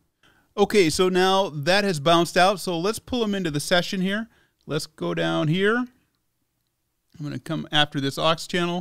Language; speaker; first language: English; native; English